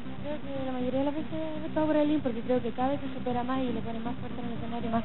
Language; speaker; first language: Spanish; native; Spanish